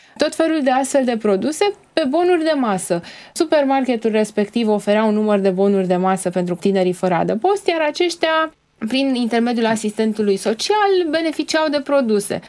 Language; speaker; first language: Romanian; native; Romanian